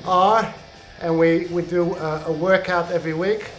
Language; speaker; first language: English; non-native, fluent; Dutch